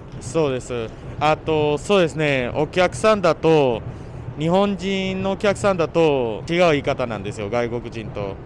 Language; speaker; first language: Japanese; early bilingual, other home language; Spanish